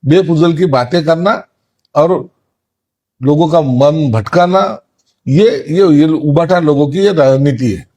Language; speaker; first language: Hindi; non-native, local second language; Marathi